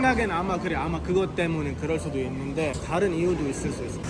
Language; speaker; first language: Korean; non-native, fluent; Arabic